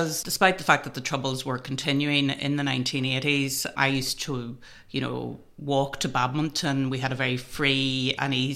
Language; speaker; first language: English; native; English